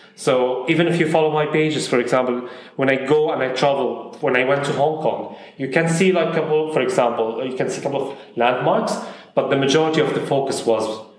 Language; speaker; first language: English; non-native, fluent; Arabic